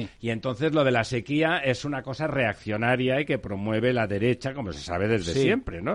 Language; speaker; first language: Spanish; native; Spanish